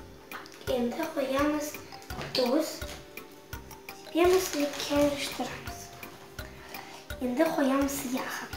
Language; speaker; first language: Turkish; early bilingual, heritage; Crimean Tatar